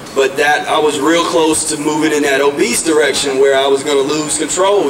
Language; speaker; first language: English; native; English